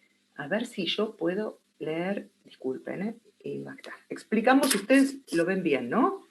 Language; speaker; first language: Spanish; native; Spanish